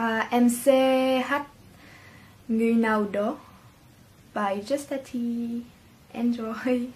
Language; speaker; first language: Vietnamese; non-native, learner; French